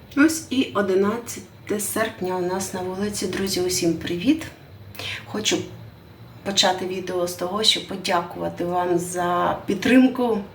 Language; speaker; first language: Ukrainian; non-native, local second language; Russian